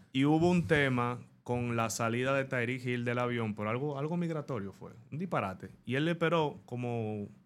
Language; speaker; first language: Spanish; native; Spanish